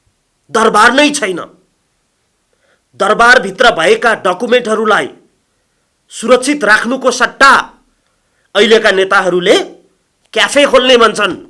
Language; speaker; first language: Nepali; native; Nepali